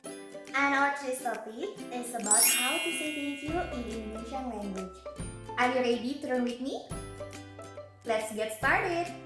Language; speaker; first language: English; non-native, fluent; Indonesian